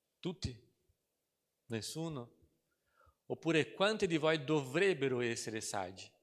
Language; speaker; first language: Italian; non-native, fluent; Portuguese